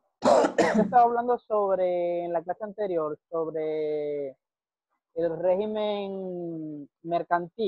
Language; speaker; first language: Spanish; native; Spanish